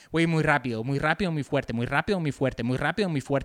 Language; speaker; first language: Spanish; early bilingual, other home language; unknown